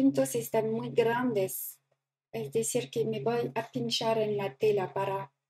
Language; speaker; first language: Spanish; non-native, learner; French